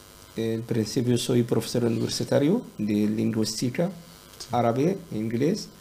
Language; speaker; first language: Spanish; non-native, learner; Arabic